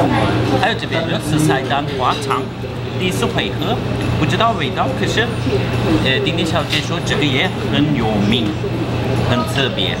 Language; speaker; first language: Chinese; non-native, fluent; Turkish